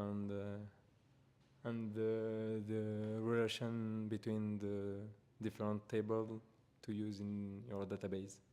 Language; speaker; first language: English; non-native, learner; French